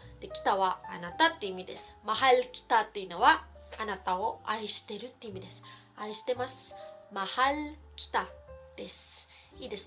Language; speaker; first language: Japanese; non-native, fluent; Filipino